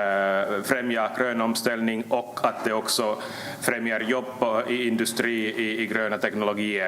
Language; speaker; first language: Swedish; native; Swedish